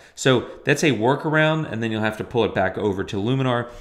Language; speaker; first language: English; native; English